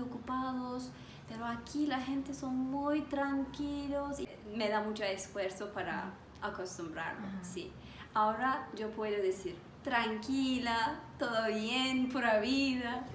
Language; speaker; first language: Spanish; non-native, learner; Turkish